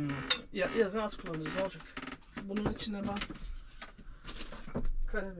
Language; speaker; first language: Turkish; native; Turkish